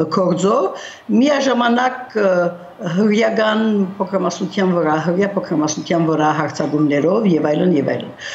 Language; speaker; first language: Armenian; early bilingual, heritage; Armenian